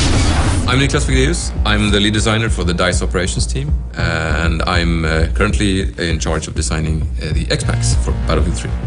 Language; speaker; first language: English; non-native, fluent; Swedish